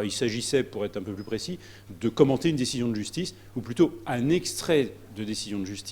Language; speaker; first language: French; native; French